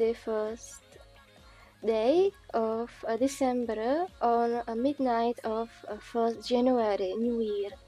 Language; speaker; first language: English; non-native, learner; Czech